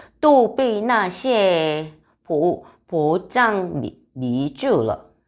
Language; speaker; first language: Chinese; non-native, learner; Korean